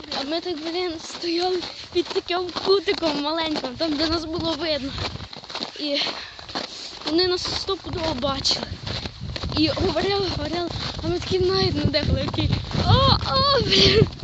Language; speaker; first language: Ukrainian; native; Ukrainian